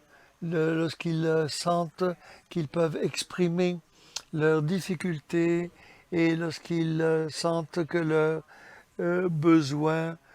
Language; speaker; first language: French; non-native, fluent; English